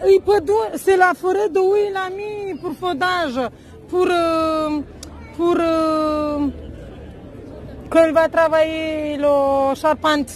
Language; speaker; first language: French; non-native, learner; Romanian